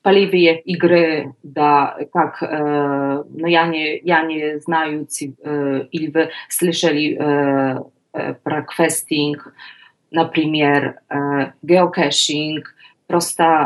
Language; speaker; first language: Russian; non-native, learner; Polish